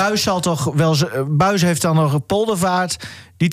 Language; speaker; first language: Dutch; native; Dutch